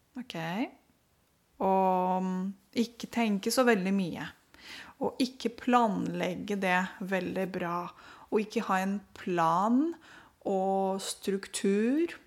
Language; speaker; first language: Norwegian; non-native, fluent; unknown